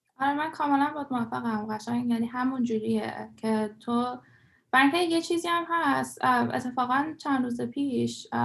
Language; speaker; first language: Persian; early bilingual, heritage; Persian